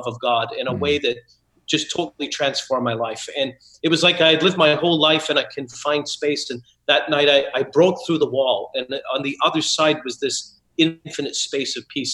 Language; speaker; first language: English; native; English